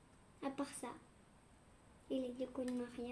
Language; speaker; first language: French; native; French